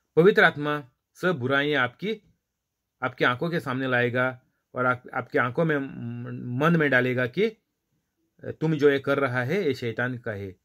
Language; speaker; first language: Hindi; non-native, local second language; Marathi